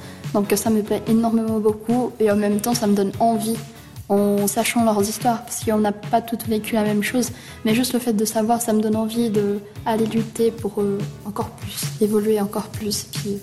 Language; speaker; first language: French; early bilingual, other home language; Portuguese